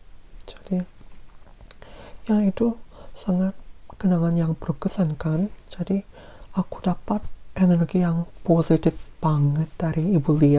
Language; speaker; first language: Indonesian; non-native, fluent; Korean